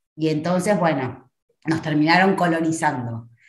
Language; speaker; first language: Spanish; native; Spanish